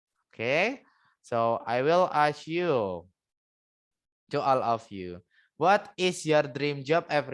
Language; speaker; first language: English; non-native, local second language; Indonesian